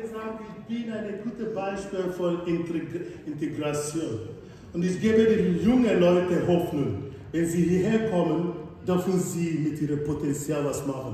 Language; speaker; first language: German; non-native, fluent; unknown